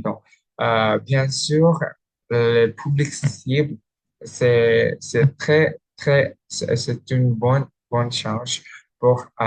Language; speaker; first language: French; non-native, learner; Indonesian